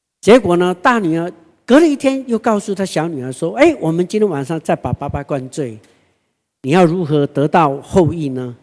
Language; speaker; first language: Chinese; non-native, local second language; Hakka Chinese